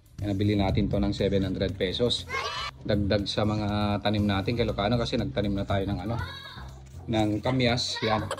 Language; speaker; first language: Filipino; non-native, local second language; Iloko